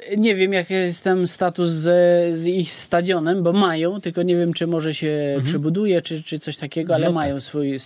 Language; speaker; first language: Polish; non-native, fluent; Albanian